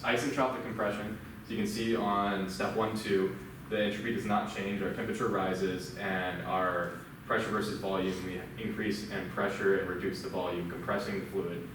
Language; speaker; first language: English; native; English